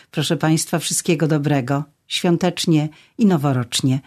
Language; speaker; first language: Polish; native; Polish